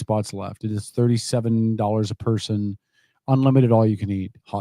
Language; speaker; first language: English; native; English